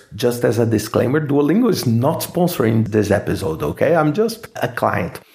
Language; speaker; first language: English; non-native, fluent; Portuguese